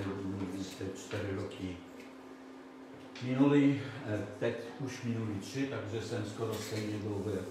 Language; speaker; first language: Czech; non-native, fluent; Polish